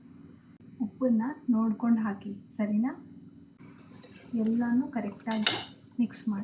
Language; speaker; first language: Kannada; native; Kannada